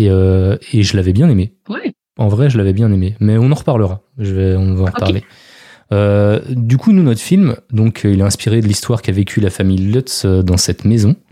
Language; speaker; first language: French; native; French